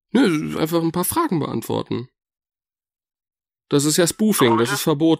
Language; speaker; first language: German; native; German